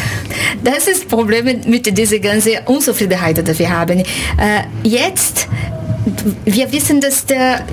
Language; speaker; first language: German; non-native, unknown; Portuguese